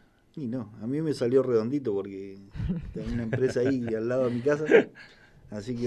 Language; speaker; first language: Spanish; native; Spanish